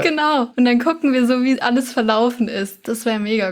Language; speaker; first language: German; native; German